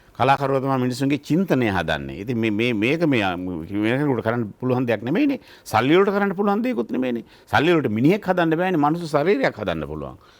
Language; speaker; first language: Sinhala; native; Sinhala